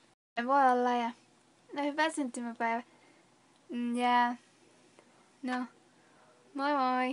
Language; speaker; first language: Finnish; non-native, learner; Spanish